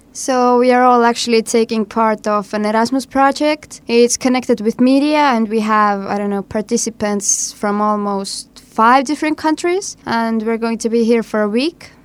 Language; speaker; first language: English; non-native, fluent; Estonian